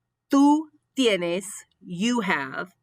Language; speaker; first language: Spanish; non-native, fluent; English